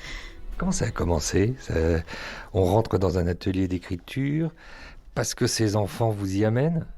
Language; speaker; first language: French; native; French